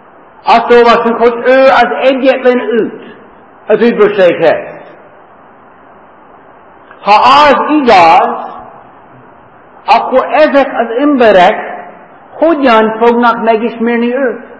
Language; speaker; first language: Hungarian; non-native, fluent; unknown